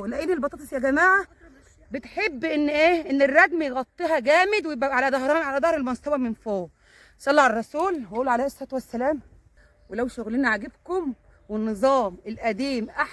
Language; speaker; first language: Arabic; native; Arabic